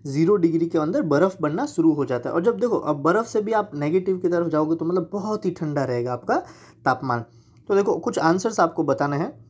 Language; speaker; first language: Hindi; non-native, local second language; Gujarati